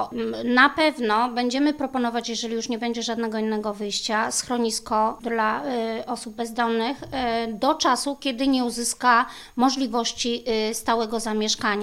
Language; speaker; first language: Polish; native; Polish